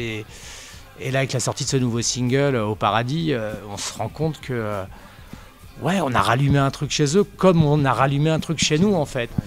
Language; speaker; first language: French; native; French